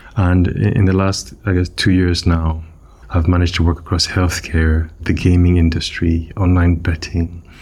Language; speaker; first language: English; non-native, local second language; Yoruba